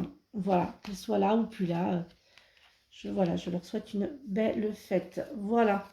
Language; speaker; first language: French; native; French